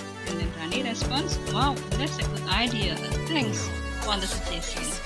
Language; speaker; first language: English; non-native, fluent; Indonesian